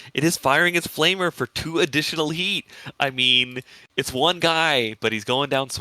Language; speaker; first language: English; native; English